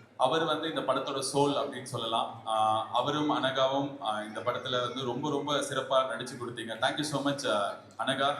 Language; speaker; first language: Tamil; native; Tamil